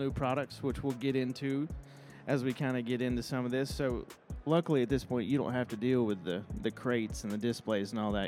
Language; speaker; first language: English; native; English